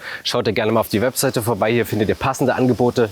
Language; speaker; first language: German; native; German